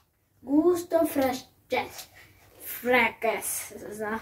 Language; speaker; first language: Italian; early bilingual, other home language; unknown